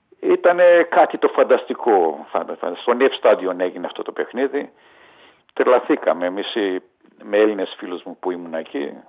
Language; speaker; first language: Greek; early bilingual, heritage; Greek